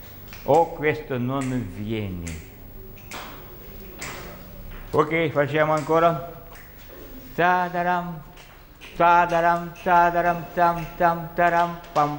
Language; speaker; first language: Italian; non-native, learner; Russian